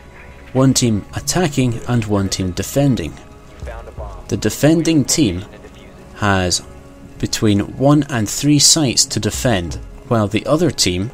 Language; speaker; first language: English; native; English